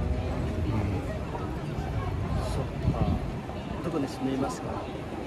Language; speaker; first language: Japanese; non-native, learner; Indonesian